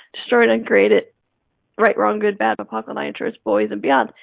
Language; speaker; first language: English; native; English